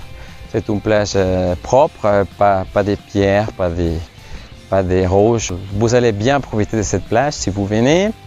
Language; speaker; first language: French; non-native, fluent; Spanish